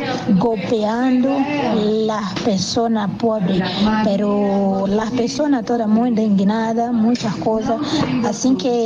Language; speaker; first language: Spanish; non-native, learner; Portuguese